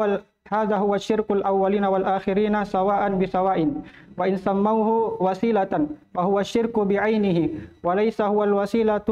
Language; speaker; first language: Arabic; non-native, learner; Indonesian